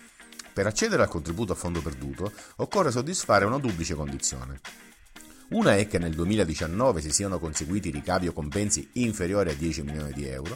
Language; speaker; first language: Italian; native; Italian